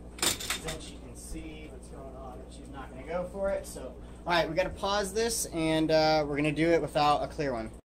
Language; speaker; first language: English; native; English